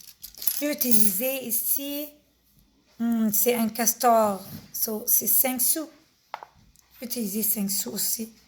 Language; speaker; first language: French; non-native, fluent; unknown